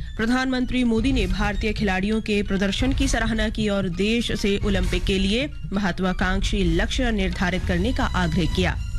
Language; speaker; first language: Hindi; native; Hindi